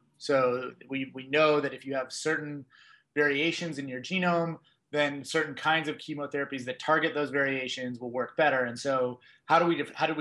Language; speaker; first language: English; native; English